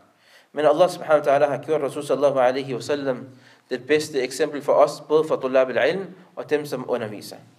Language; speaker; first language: Danish; non-native, local second language; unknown